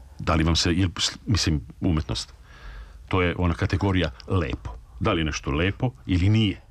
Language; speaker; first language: Serbian; native; Serbian